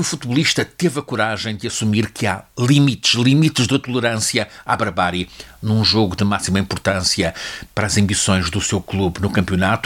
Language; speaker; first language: Portuguese; native; Portuguese